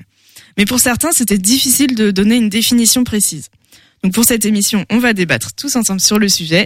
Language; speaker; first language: French; native; French